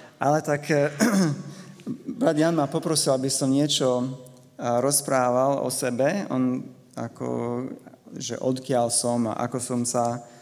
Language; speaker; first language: Slovak; non-native, fluent; English